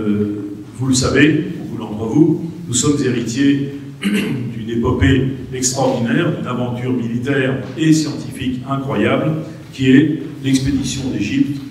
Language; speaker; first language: French; native; French